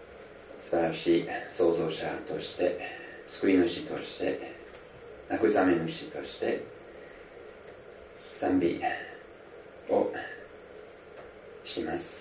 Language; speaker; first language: Japanese; non-native, fluent; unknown